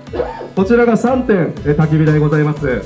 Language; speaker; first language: Japanese; native; Japanese